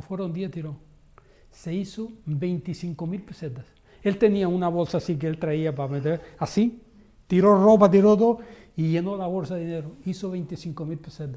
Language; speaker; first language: Spanish; native; Spanish